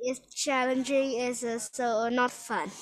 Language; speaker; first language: English; non-native, learner; Vietnamese